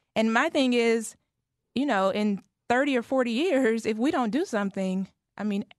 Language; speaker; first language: English; native; English